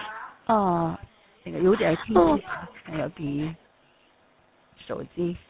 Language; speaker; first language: Chinese; non-native, fluent; Korean